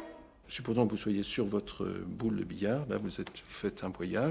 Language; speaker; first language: French; native; French